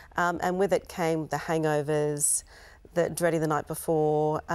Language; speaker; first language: English; native; English